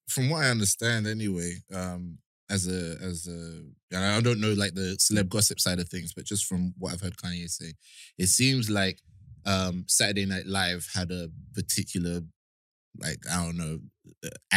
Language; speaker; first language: English; native; English